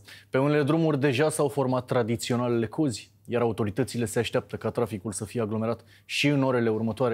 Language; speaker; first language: Romanian; native; Romanian